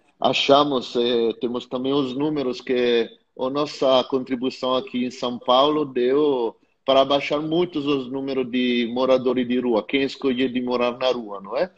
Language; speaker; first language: Portuguese; non-native, fluent; Italian